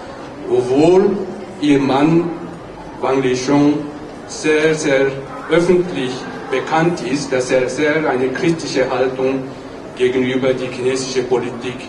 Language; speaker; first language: German; non-native, fluent; Tibetan